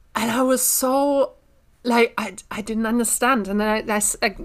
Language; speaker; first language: English; non-native, fluent; German